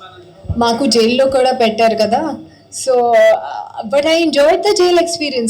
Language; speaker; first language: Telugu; non-native, learner; Hindi